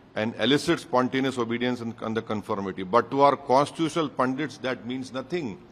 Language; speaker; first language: English; non-native, local second language; Urdu